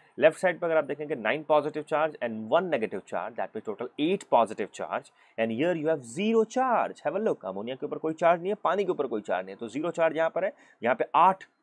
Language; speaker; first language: Hindi; native; Hindi